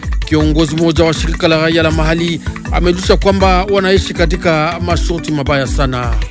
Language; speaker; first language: Swahili; native; Swahili